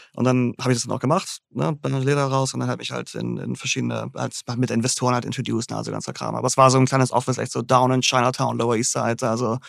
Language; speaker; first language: German; native; German